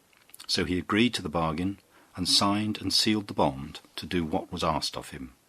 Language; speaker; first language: English; native; English